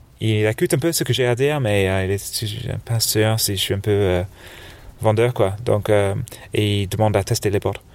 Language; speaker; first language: French; non-native, fluent; English